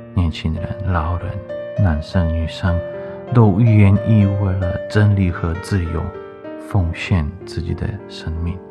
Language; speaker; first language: Chinese; non-native, fluent; Ukrainian